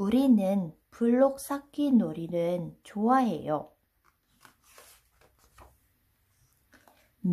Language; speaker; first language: Korean; non-native, learner; Vietnamese